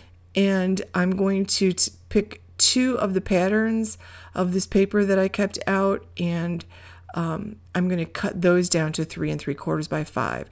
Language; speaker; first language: English; native; English